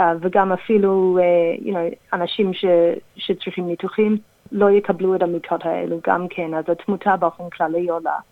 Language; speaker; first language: Hebrew; non-native, fluent; English